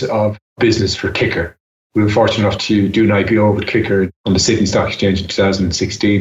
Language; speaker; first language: English; native; English